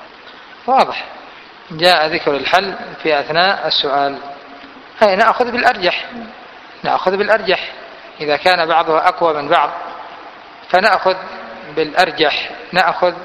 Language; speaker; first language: Arabic; native; Arabic